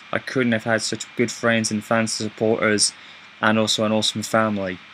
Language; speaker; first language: English; native; English